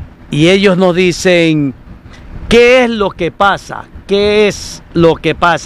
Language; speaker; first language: Spanish; native; Spanish